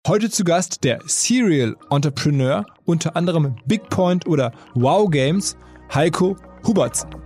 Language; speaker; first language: German; native; German